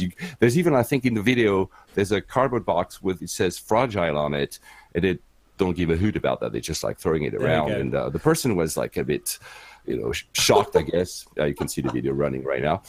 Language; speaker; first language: English; non-native, fluent; French